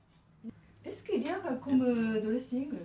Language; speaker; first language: French; non-native, learner; Japanese